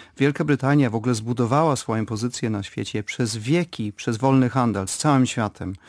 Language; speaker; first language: Polish; early bilingual, heritage; Polish